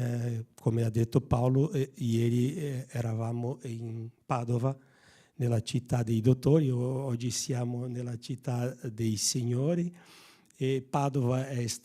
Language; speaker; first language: Italian; non-native, fluent; Portuguese